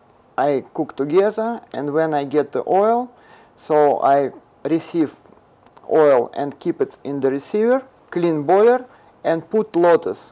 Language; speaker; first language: English; non-native, learner; Russian